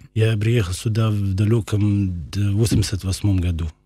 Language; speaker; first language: Russian; non-native, fluent; Arabic